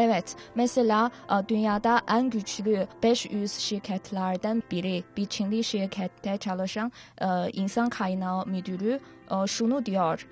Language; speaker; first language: Turkish; non-native, learner; Chinese